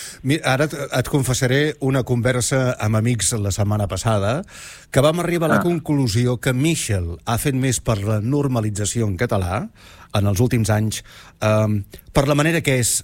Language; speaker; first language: Catalan; native; Catalan